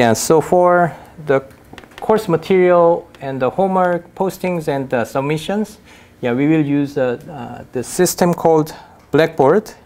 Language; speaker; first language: English; non-native, fluent; Korean